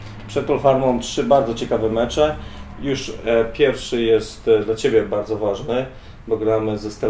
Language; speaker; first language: Polish; native; Polish